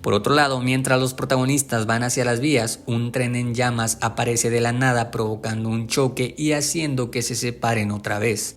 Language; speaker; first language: Spanish; native; Spanish